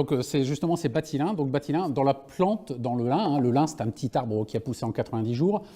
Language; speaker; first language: French; native; French